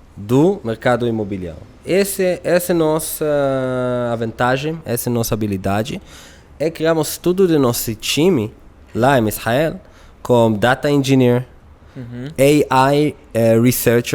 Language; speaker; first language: Portuguese; non-native, learner; Hebrew